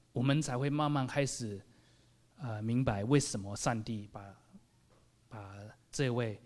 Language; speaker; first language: Chinese; early bilingual, heritage; Chinese